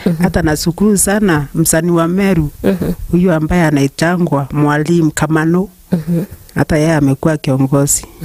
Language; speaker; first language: Swahili; non-native, local second language; Meru